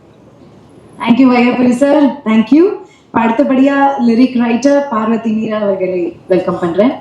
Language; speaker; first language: Tamil; native; Tamil